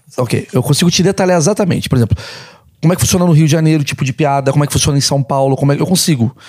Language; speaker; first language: Portuguese; native; Portuguese